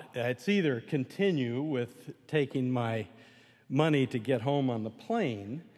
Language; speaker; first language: English; native; English